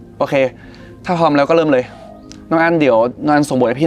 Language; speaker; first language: Thai; native; Thai